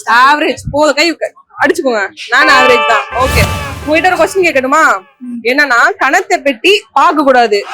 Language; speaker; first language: Tamil; native; Tamil